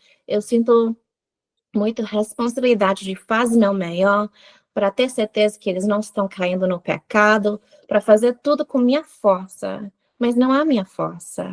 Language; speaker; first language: Portuguese; non-native, fluent; English